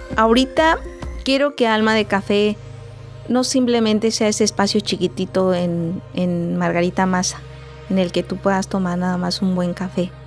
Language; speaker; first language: Spanish; non-native, local second language; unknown